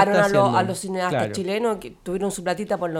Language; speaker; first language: Spanish; native; Spanish